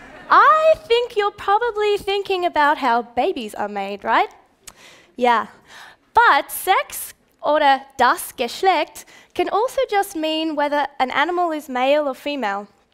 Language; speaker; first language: English; native; English